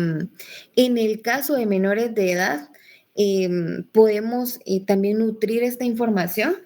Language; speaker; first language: Spanish; native; Spanish